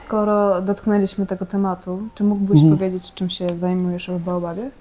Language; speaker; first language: Polish; non-native, fluent; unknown